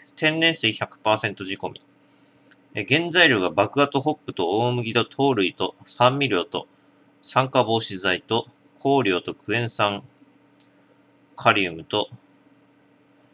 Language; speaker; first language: Japanese; native; Japanese